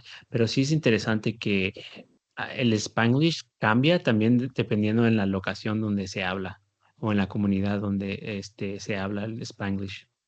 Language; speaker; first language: Spanish; early bilingual, heritage; Spanish